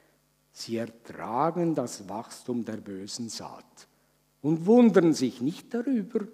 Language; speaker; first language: German; native; German